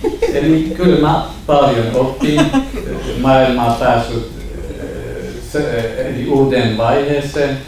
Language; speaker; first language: Finnish; non-native, fluent; Kurdish